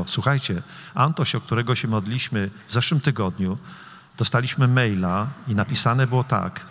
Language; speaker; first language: Polish; native; Polish